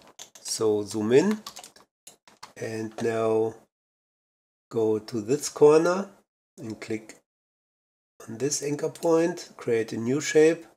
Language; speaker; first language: English; non-native, fluent; German